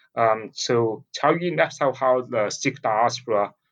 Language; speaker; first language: English; non-native, local second language; Cantonese